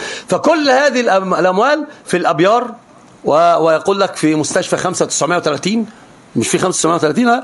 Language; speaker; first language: Arabic; native; Arabic